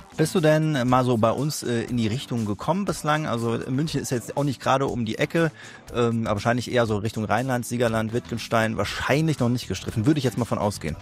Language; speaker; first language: German; native; German